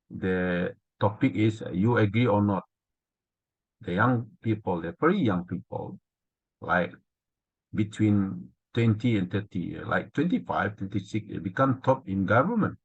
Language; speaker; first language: English; non-native, learner; Indonesian